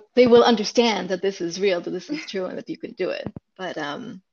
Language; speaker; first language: English; non-native, fluent; Hebrew